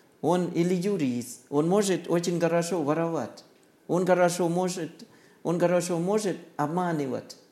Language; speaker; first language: Russian; non-native, learner; Thai